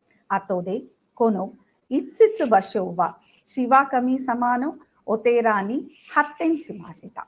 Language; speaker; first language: Japanese; non-native, fluent; Tamil